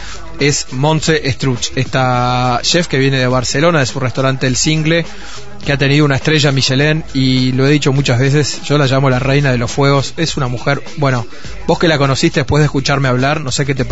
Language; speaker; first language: Spanish; native; Spanish